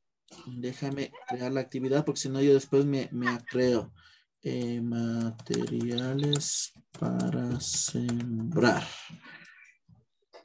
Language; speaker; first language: Spanish; native; Spanish